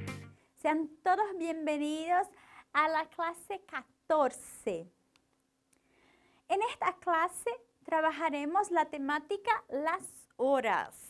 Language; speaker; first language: Spanish; non-native, fluent; Portuguese